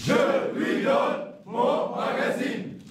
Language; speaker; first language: French; non-native, learner; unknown